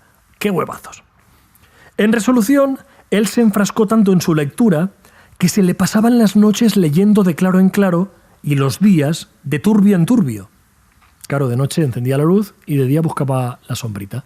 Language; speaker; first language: Spanish; native; Spanish